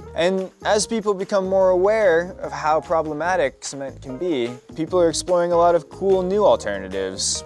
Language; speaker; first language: English; native; English